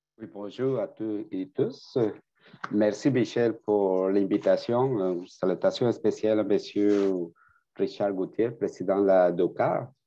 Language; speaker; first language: French; non-native, fluent; Spanish